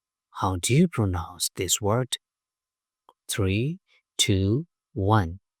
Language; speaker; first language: English; non-native, fluent; Burmese